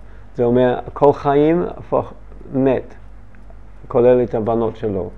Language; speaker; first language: Hebrew; non-native, learner; English